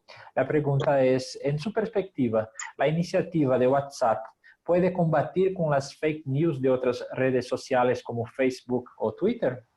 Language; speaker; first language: Spanish; non-native, fluent; Portuguese